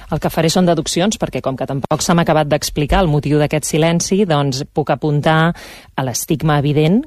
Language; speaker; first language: Catalan; native; Catalan